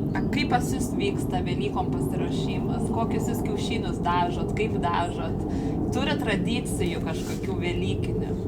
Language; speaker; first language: Lithuanian; native; Lithuanian